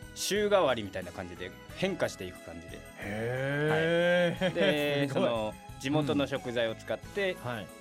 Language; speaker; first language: Japanese; native; Japanese